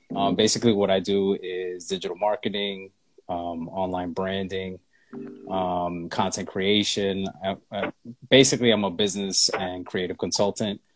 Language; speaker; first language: English; native; English